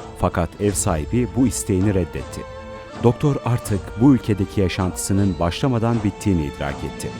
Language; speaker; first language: Turkish; native; Turkish